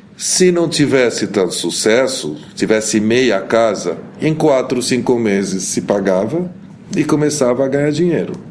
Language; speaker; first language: Portuguese; early bilingual, heritage; Portuguese